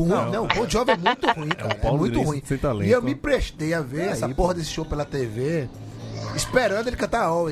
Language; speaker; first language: Portuguese; native; Portuguese